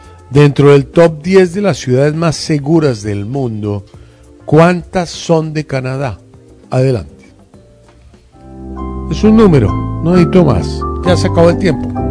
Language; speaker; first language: Spanish; native; Spanish